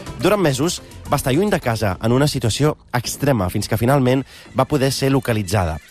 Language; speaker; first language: Catalan; early bilingual, other home language; Arabic